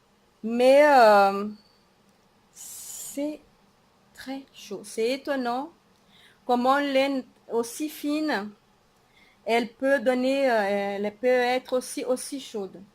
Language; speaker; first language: French; non-native, fluent; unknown